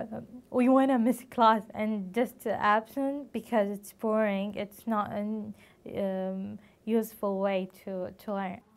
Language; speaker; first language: English; non-native, learner; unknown